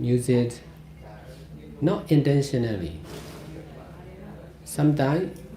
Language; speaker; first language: English; non-native, fluent; Burmese